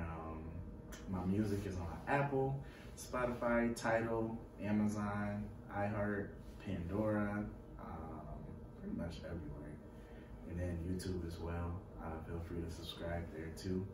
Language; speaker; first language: English; native; English